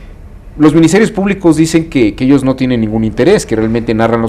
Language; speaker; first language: Spanish; native; Spanish